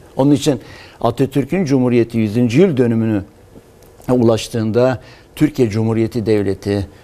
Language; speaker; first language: Turkish; native; Turkish